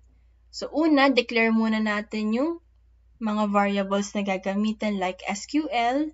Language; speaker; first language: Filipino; native; Filipino